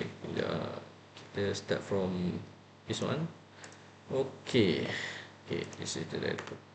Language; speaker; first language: English; non-native, local second language; Malay